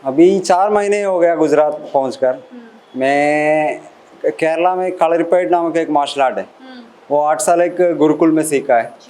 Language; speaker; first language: Hindi; non-native, local second language; Malayalam